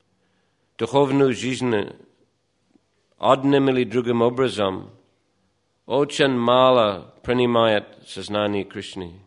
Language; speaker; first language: Russian; non-native, fluent; English